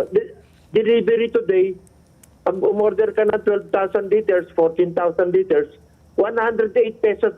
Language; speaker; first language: Filipino; native; Filipino